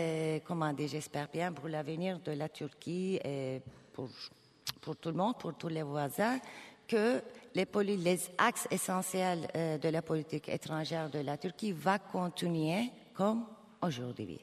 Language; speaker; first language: French; non-native, fluent; Turkish